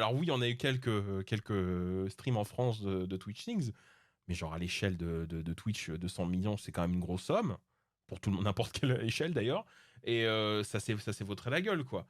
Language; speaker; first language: French; native; French